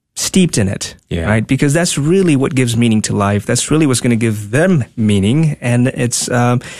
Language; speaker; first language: English; non-native, fluent; Spanish